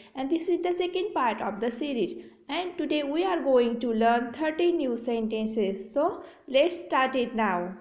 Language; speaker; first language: Hindi; native; Hindi